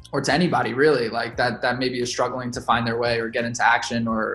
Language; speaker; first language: English; native; English